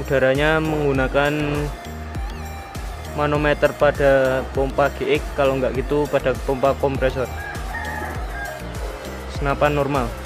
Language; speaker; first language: Indonesian; native; Indonesian